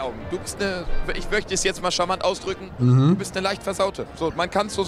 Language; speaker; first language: German; native; German